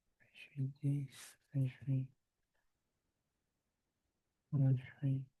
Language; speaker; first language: French; non-native, learner; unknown